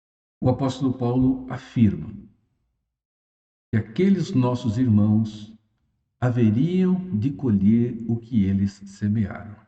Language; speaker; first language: Portuguese; native; Portuguese